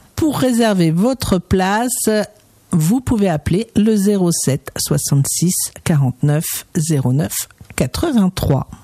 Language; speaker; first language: French; native; French